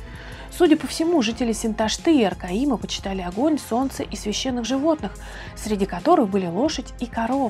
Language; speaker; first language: Russian; native; Russian